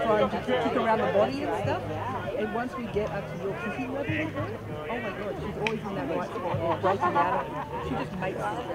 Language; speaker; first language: English; native; English